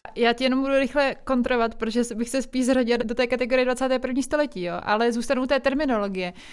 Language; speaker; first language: Czech; native; Czech